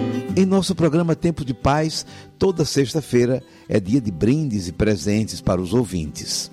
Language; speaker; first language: Portuguese; native; Portuguese